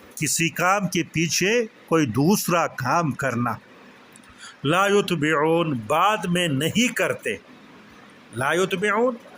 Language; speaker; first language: Urdu; non-native, local second language; Pashto